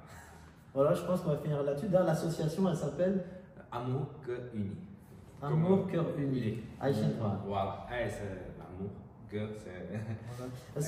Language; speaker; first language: French; non-native, learner; Chinese